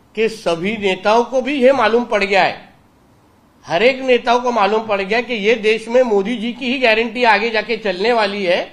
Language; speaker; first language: Hindi; non-native, local second language; Marathi